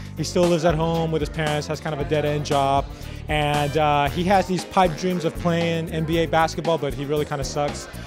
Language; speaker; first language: English; native; English